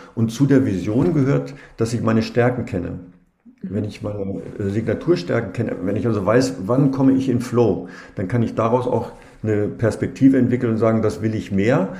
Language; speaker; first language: German; native; German